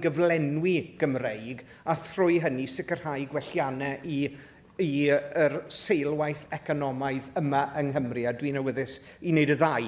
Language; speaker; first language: Welsh; native; Welsh